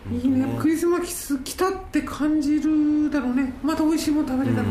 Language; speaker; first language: Japanese; native; Japanese